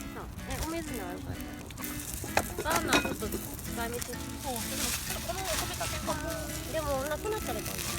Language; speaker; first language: Japanese; native; Japanese